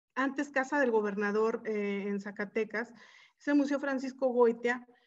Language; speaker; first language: Spanish; native; Spanish